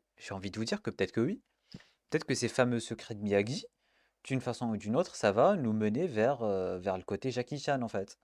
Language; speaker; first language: French; native; French